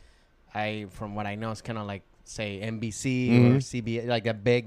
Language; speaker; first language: English; non-native, fluent; Spanish